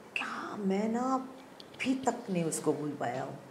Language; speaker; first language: Hindi; non-native, local second language; Marathi